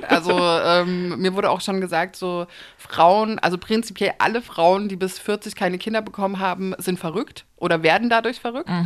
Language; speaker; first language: German; native; German